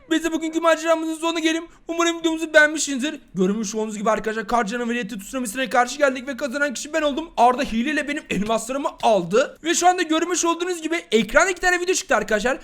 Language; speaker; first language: Turkish; native; Turkish